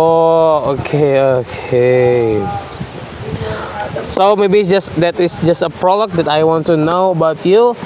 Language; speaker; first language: English; non-native, learner; Indonesian